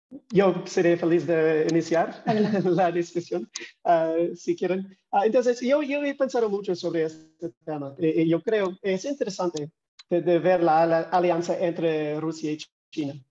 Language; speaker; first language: Spanish; non-native, fluent; English